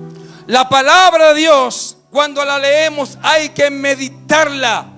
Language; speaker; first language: Spanish; native; Spanish